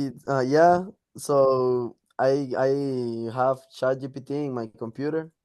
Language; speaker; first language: English; non-native, learner; Spanish